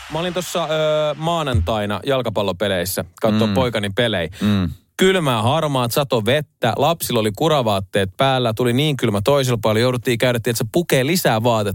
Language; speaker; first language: Finnish; native; Finnish